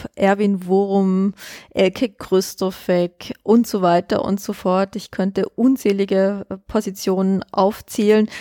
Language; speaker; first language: German; native; German